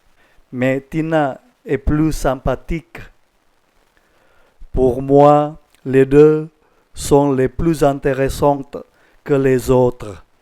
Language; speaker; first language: French; non-native, fluent; Indonesian